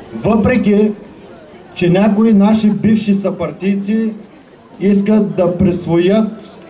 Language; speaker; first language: Bulgarian; non-native, local second language; Turkish